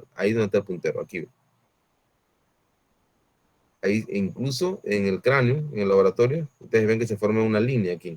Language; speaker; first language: Spanish; native; Spanish